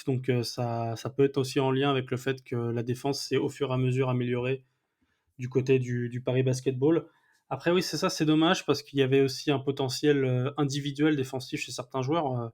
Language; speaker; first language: French; native; French